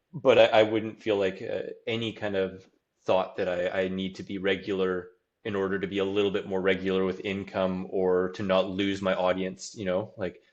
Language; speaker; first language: English; native; English